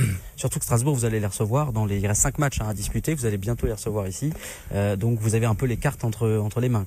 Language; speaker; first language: French; native; French